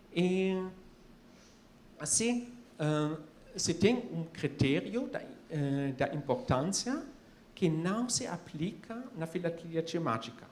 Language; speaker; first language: Portuguese; non-native, fluent; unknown